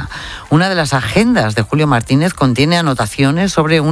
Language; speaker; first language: Spanish; native; Spanish